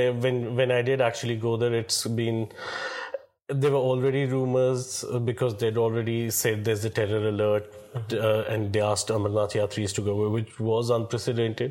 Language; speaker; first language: English; non-native, local second language; Kashmiri